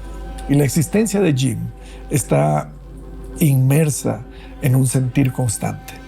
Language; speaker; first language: Spanish; native; Spanish